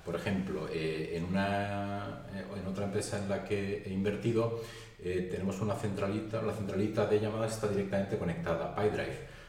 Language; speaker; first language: Spanish; native; Spanish